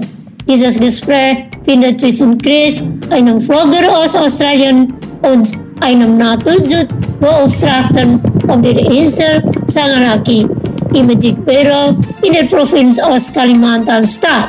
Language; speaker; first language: German; non-native, learner; Indonesian